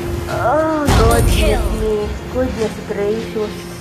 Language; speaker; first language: English; non-native, local second language; Filipino